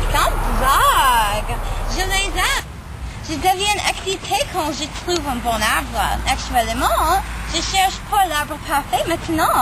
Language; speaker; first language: French; non-native, learner; English